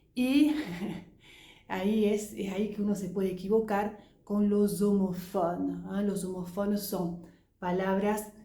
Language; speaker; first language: Spanish; non-native, fluent; French